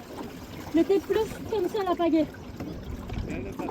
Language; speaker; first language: French; native; French